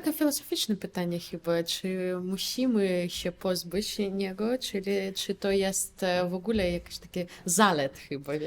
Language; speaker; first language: Polish; non-native, fluent; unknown